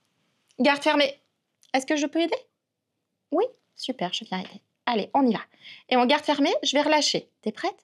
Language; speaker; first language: French; native; French